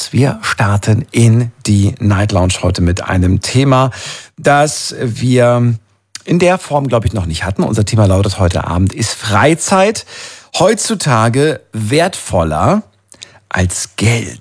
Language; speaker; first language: German; native; German